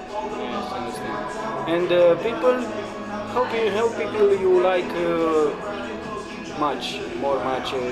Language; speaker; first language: English; non-native, learner; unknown